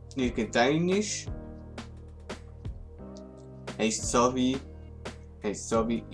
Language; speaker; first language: German; non-native, local second language; Swiss German